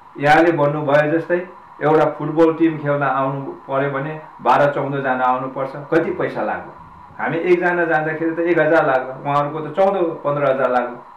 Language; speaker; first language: Nepali; non-native, local second language; Sherpa